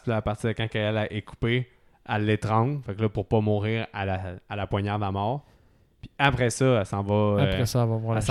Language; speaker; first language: French; native; French